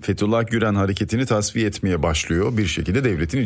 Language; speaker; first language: Turkish; native; Turkish